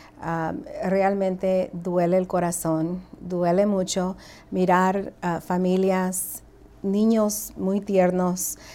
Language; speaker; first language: Spanish; early bilingual, heritage; Spanish